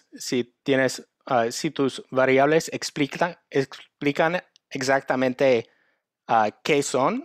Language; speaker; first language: Spanish; non-native, fluent; English